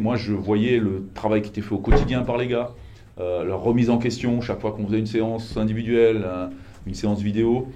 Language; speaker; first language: French; native; French